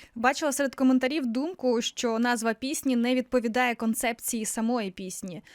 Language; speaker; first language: Ukrainian; native; Ukrainian